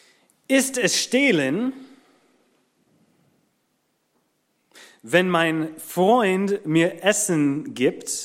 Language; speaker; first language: German; non-native, fluent; English